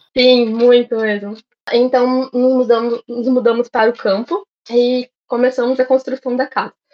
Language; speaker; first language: Portuguese; native; Portuguese